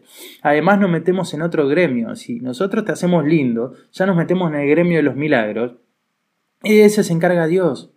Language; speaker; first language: Spanish; native; Spanish